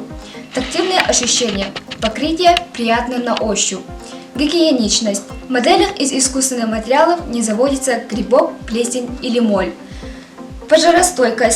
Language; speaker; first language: Russian; non-native, local second language; Yakut